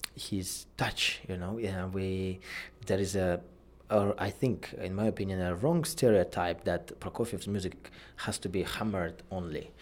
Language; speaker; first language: English; non-native, fluent; Russian